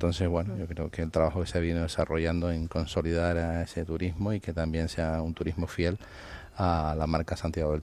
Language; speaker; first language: Spanish; native; Spanish